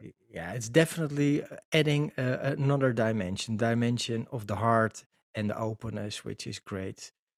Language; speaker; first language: English; non-native, fluent; Dutch